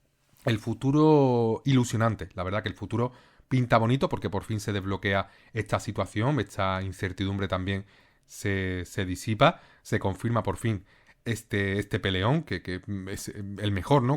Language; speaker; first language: Spanish; native; Spanish